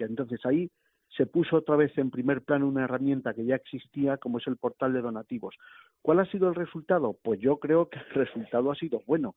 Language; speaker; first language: Spanish; native; Spanish